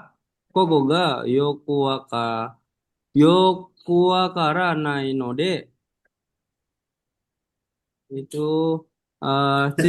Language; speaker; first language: Japanese; non-native, learner; Indonesian